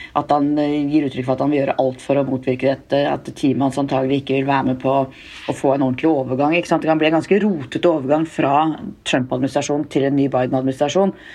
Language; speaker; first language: Norwegian; native; Norwegian